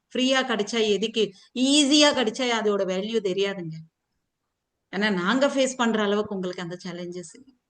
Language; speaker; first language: Tamil; non-native, fluent; Telugu